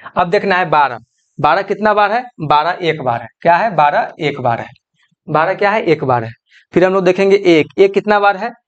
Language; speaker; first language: Hindi; native; Hindi